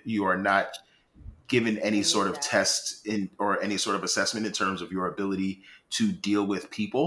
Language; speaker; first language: English; native; English